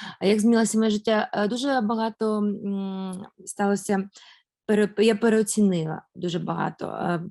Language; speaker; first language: Ukrainian; non-native, local second language; Russian